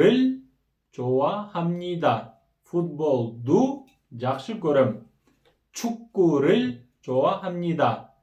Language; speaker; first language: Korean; non-native, fluent; Kyrgyz